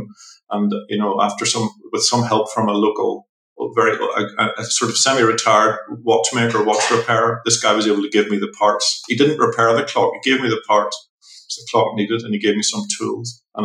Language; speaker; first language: English; native; English